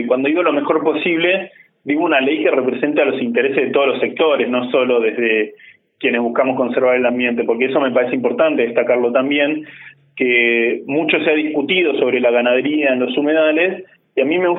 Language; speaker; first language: Spanish; native; Spanish